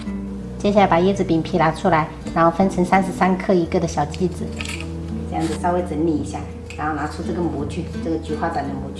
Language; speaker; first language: Chinese; native; Chinese